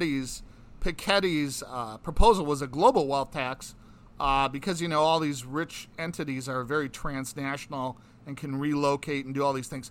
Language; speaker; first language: English; native; English